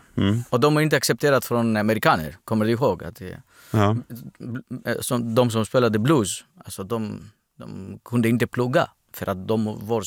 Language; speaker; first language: Swedish; non-native, fluent; Greek